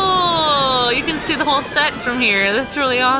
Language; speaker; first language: English; native; English